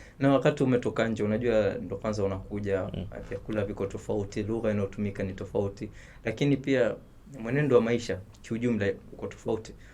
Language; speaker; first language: Swahili; native; Swahili